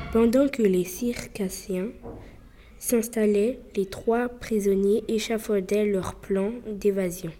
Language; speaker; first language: French; native; French